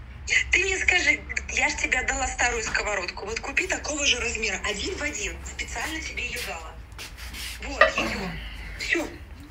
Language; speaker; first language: Russian; native; Russian